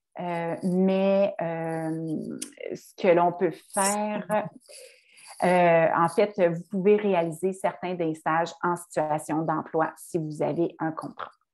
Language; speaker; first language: French; native; French